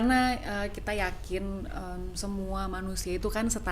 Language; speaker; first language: Indonesian; native; Indonesian